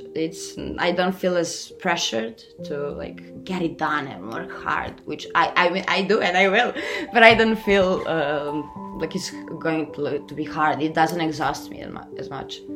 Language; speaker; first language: English; non-native, fluent; Serbian